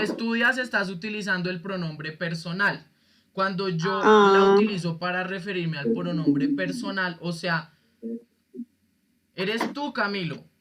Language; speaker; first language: Spanish; native; Spanish